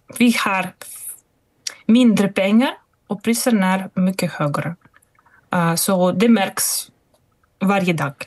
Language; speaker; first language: Swedish; non-native, fluent; Russian